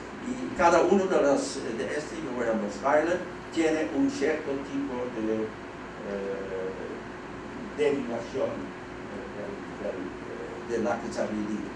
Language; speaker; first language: Spanish; non-native, fluent; Dutch